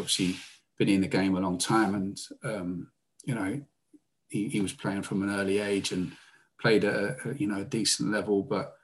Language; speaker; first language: English; native; English